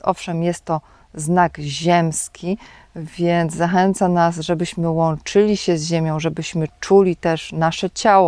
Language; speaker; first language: Polish; native; Polish